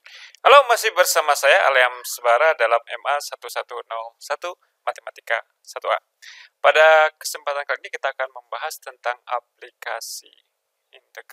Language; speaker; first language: Indonesian; native; Indonesian